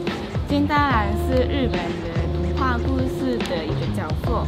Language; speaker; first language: Chinese; non-native, fluent; Japanese